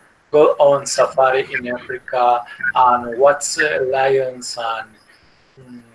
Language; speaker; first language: English; non-native, learner; Spanish